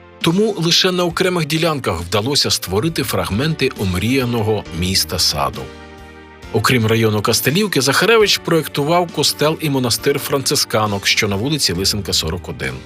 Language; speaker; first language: Ukrainian; native; Ukrainian